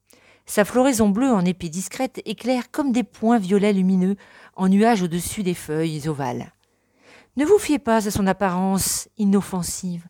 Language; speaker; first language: French; native; French